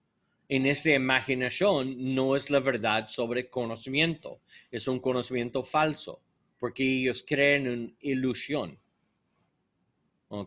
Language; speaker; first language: Spanish; non-native, learner; English